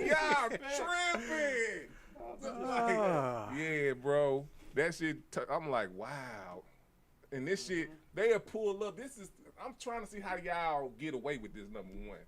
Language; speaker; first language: English; native; English